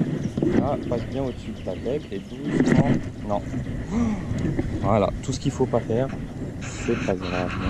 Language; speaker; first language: French; native; French